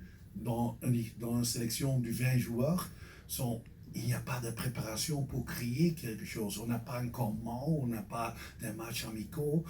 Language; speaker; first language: French; non-native, fluent; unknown